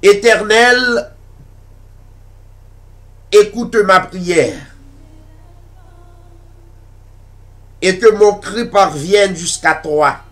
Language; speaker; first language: French; non-native, local second language; Haitian Creole